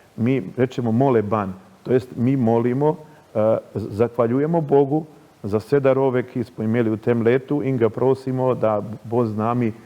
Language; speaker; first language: Slovenian; native; Slovenian